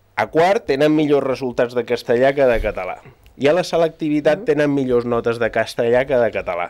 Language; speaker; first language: Catalan; non-native, local second language; Spanish